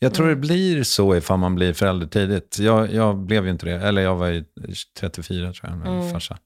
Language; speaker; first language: Swedish; native; Swedish